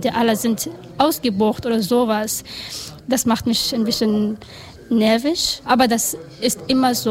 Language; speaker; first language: German; non-native, learner; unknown